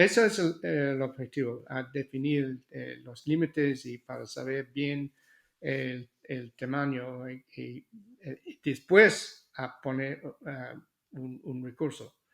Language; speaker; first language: Spanish; non-native, fluent; English